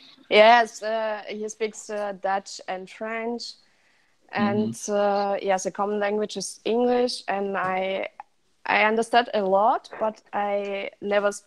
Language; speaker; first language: English; non-native, learner; Russian